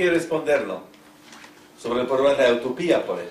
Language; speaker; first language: Spanish; non-native, fluent; French